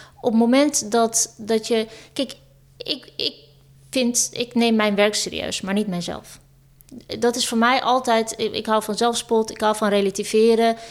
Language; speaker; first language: Dutch; early bilingual, other home language; Turkish